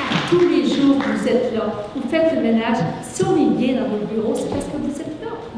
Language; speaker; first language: French; native; French